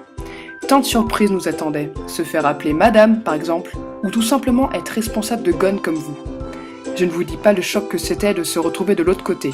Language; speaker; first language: French; native; French